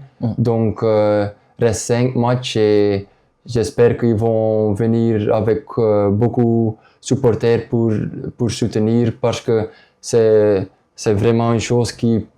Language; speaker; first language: French; non-native, local second language; Dutch